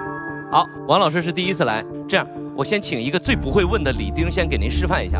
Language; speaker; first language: Chinese; native; Chinese